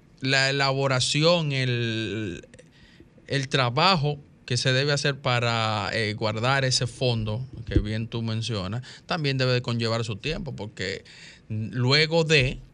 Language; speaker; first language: Spanish; native; Spanish